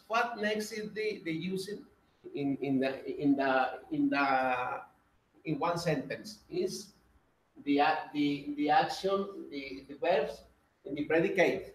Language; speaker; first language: English; non-native, learner; Spanish